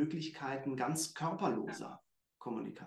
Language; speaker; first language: German; native; German